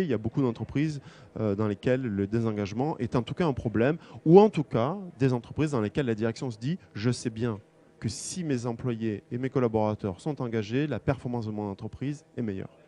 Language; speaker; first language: French; native; French